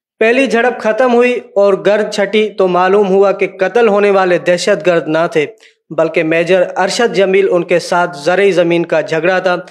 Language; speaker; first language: Urdu; non-native, local second language; Sindhi